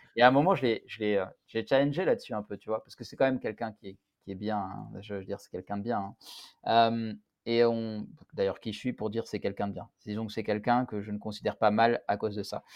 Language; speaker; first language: French; native; French